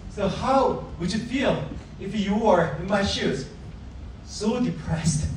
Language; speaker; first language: English; non-native, fluent; Korean